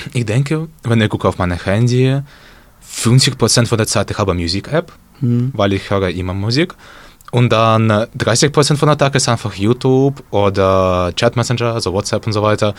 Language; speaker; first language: German; non-native, learner; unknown